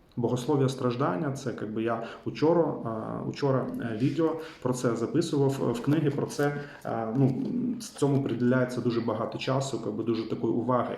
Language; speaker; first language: Ukrainian; non-native, local second language; Russian